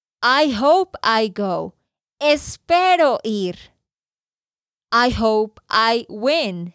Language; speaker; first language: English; non-native, fluent; Spanish